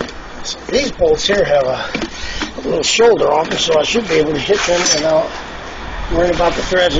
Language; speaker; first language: English; native; English